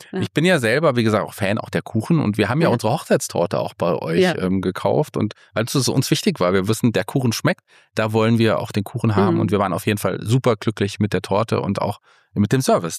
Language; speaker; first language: German; native; German